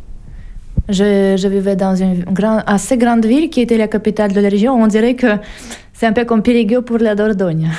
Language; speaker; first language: French; non-native, fluent; Russian